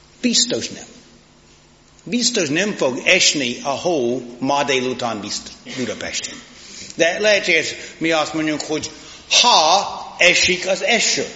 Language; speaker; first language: Hungarian; non-native, fluent; English